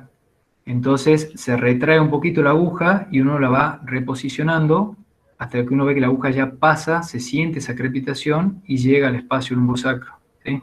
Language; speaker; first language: Spanish; native; Spanish